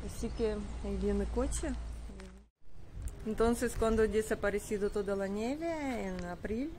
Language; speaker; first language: Spanish; non-native, learner; Russian